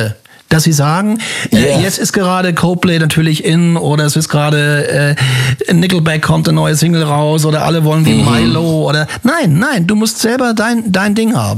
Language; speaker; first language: German; native; German